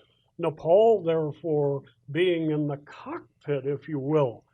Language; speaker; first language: English; native; English